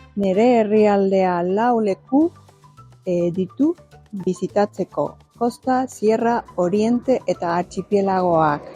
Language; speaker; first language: Basque; non-native, learner; Spanish